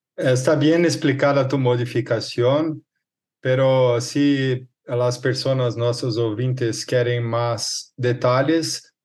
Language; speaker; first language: Spanish; non-native, learner; Portuguese